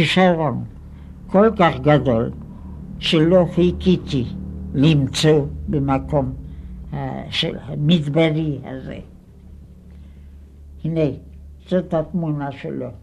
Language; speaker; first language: Hebrew; non-native, fluent; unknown